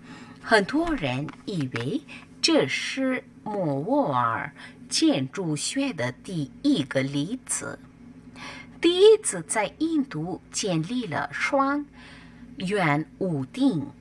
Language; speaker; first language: Chinese; non-native, learner; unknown